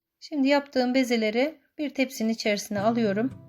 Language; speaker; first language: Turkish; native; Turkish